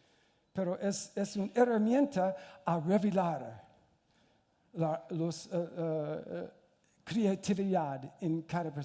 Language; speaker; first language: Spanish; non-native, learner; English